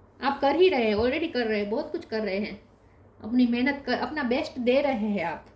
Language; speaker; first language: Hindi; non-native, local second language; Gujarati